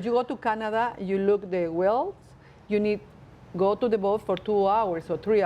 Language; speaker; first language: English; non-native, learner; Spanish